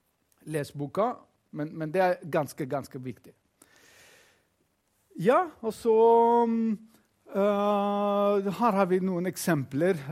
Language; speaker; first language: Norwegian; non-native, fluent; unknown